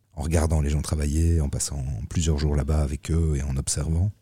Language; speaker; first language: French; native; French